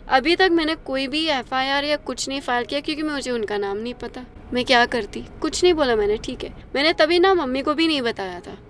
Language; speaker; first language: Hindi; early bilingual, heritage; Hindi